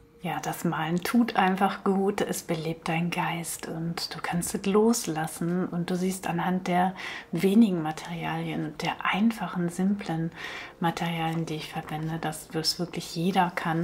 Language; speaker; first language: German; native; German